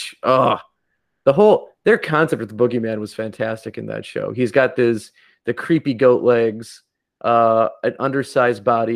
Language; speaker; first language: English; native; English